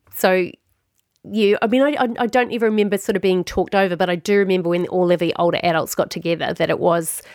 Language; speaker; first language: English; native; English